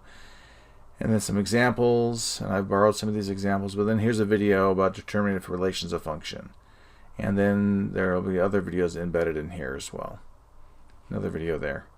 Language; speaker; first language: English; native; English